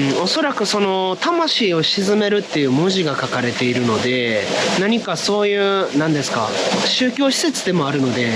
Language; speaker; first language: Japanese; native; Japanese